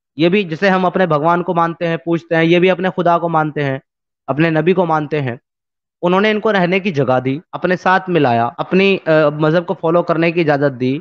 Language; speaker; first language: Urdu; native; Urdu